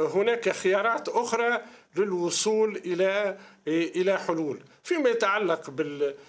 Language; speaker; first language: Arabic; native; Arabic